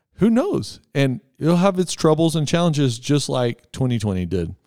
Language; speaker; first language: English; native; English